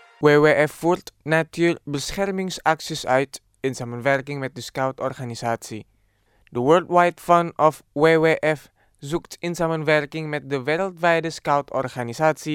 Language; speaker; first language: Dutch; non-native, fluent; Indonesian